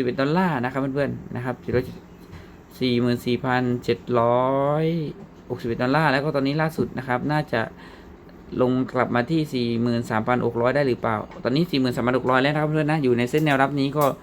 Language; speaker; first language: Thai; native; Thai